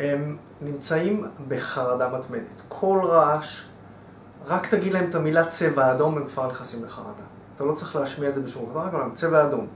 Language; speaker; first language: Hebrew; native; Hebrew